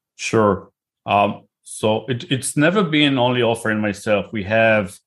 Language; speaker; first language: English; non-native, fluent; Hebrew